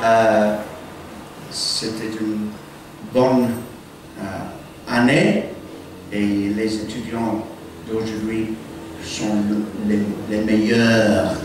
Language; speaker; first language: French; non-native, fluent; English